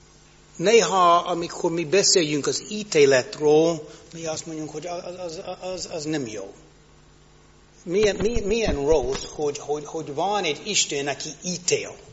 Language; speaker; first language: Hungarian; non-native, fluent; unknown